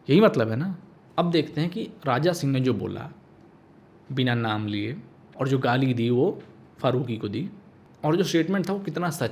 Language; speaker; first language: Hindi; native; Hindi